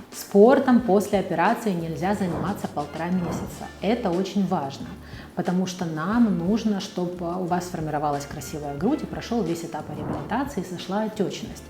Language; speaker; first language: Russian; native; Russian